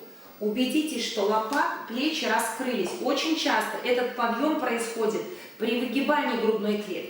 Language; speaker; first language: Russian; native; Russian